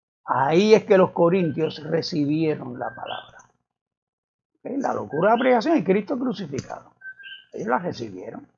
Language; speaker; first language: Spanish; native; Spanish